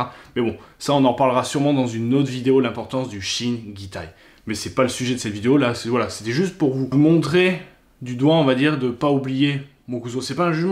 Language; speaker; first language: French; native; French